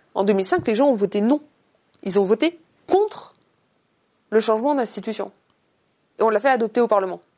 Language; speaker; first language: French; native; French